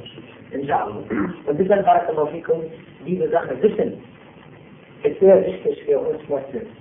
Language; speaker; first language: German; non-native, fluent; Turkish